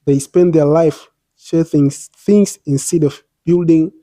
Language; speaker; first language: English; non-native, local second language; Swahili